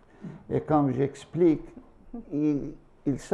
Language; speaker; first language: French; non-native, fluent; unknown